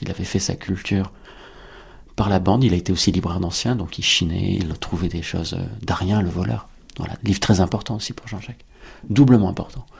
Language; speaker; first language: French; native; French